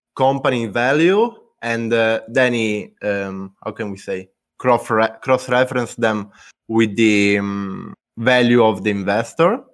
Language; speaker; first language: English; non-native, fluent; Italian